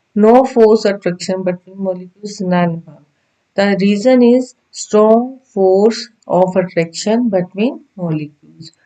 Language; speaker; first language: English; non-native, local second language; Punjabi